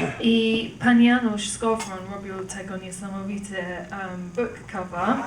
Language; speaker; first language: Polish; non-native, learner; English